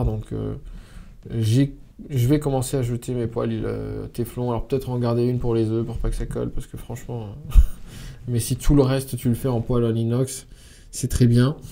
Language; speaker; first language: French; native; French